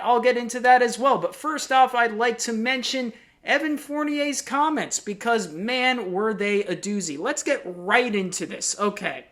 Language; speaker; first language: English; native; English